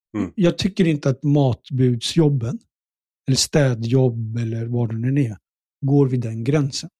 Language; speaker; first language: Swedish; early bilingual, other home language; Punjabi